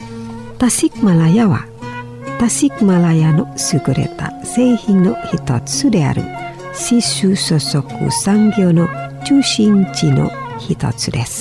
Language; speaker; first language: Japanese; non-native, fluent; Indonesian